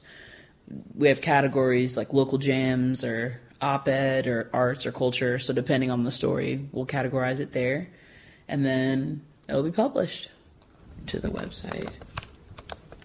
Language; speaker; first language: English; native; English